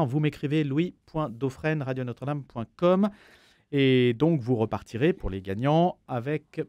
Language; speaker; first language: French; native; French